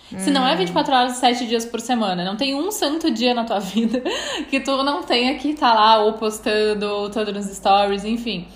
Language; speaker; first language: Portuguese; native; Portuguese